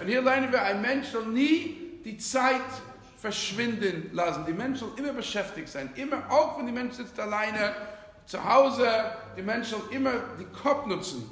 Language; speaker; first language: German; non-native, fluent; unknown